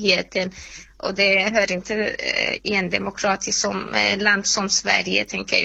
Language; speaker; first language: Swedish; non-native, fluent; Persian